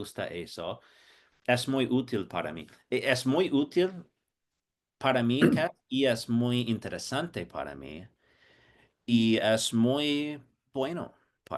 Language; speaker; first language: Spanish; non-native, fluent; English